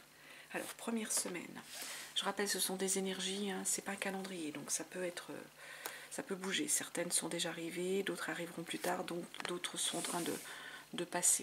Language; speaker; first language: French; native; French